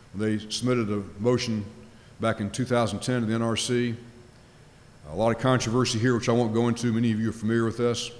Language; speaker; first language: English; native; English